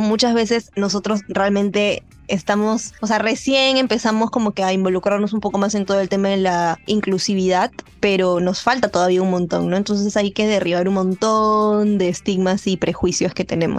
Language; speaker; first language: Spanish; native; Spanish